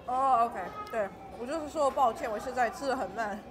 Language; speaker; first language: Chinese; early bilingual, other home language; English